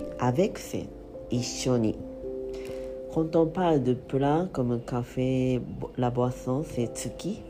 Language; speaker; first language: French; non-native, fluent; Japanese